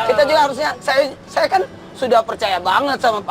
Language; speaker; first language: Indonesian; native; Indonesian